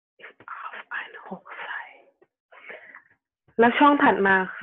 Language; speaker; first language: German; non-native, learner; Thai